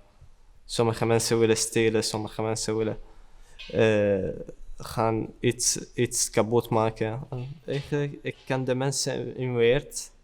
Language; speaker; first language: Dutch; early bilingual, other home language; Arabic